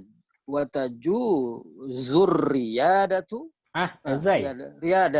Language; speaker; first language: Arabic; non-native, learner; Indonesian